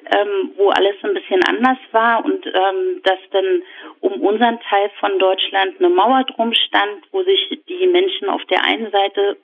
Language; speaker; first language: German; native; German